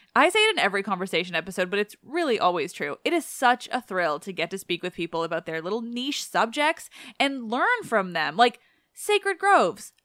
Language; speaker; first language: English; native; English